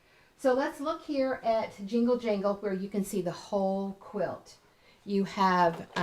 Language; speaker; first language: English; native; English